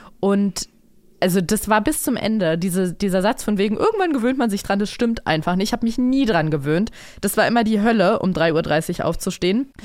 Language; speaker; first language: German; native; German